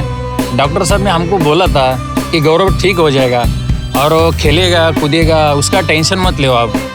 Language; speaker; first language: Hindi; non-native, local second language; Marathi